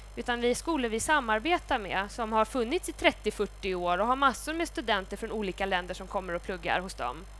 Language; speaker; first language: Swedish; native; Swedish